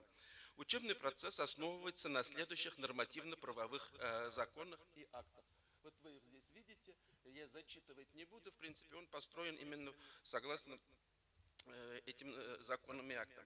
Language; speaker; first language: Russian; native; Russian